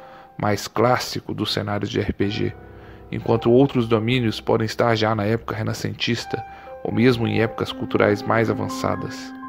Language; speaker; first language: Portuguese; native; Portuguese